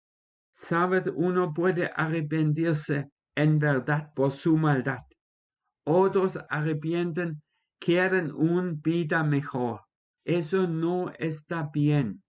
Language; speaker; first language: Spanish; non-native, fluent; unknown